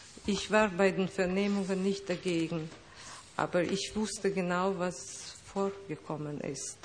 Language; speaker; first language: German; non-native, fluent; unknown